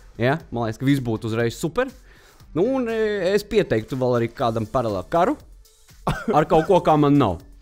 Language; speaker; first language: Latvian; native; Latvian